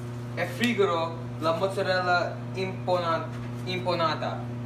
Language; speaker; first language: Italian; non-native, learner; English